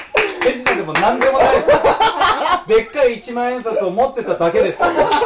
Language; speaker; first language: Japanese; native; Japanese